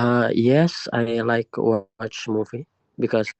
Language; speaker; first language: English; non-native, learner; Indonesian